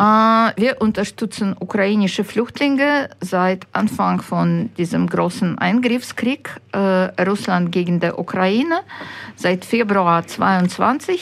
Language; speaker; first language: German; non-native, fluent; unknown